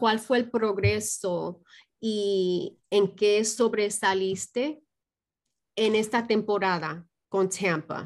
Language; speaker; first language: Spanish; early bilingual, heritage; Spanish